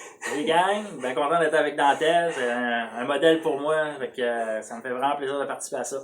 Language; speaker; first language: French; native; French